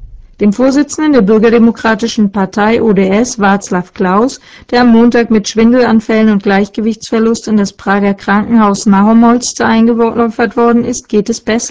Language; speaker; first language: German; native; German